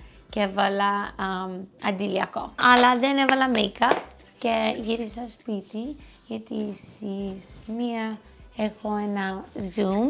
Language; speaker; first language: Greek; early bilingual, heritage; English